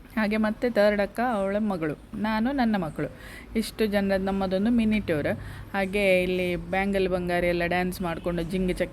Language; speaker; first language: Kannada; non-native, local second language; Konkani